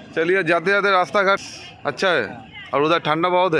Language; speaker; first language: Hindi; non-native, local second language; Bangla